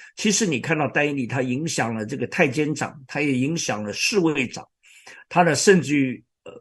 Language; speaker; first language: Chinese; native; Chinese